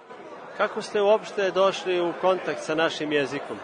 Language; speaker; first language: Serbian; native; Serbian